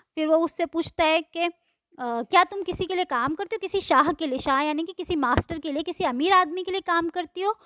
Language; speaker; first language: Hindi; native; Hindi